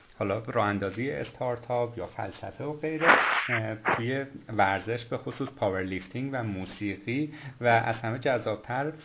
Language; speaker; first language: Persian; native; Persian